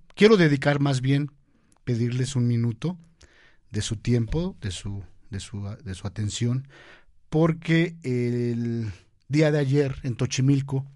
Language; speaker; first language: Spanish; native; Spanish